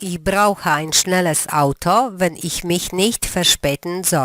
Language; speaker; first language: German; non-native, fluent; Polish